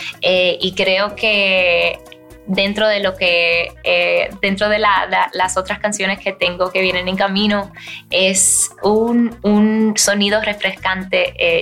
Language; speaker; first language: Spanish; early bilingual, heritage; Spanish